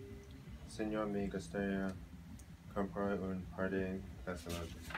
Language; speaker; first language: Spanish; non-native, learner; English